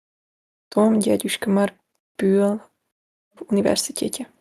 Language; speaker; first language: Russian; non-native, learner; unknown